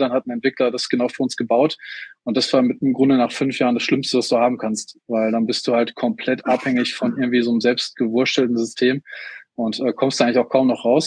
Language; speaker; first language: German; native; German